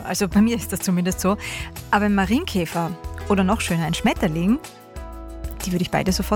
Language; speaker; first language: German; native; German